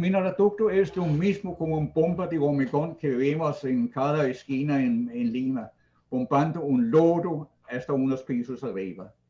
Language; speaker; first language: Spanish; non-native, fluent; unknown